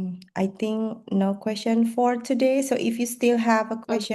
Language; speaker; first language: English; non-native, fluent; Indonesian